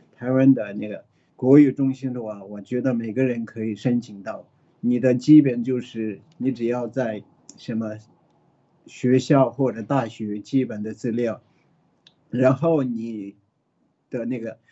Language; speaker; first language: Chinese; early bilingual, other home language; Tibetan